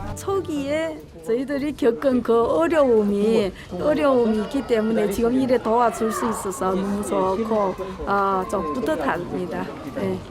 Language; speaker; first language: Korean; non-native, fluent; Chinese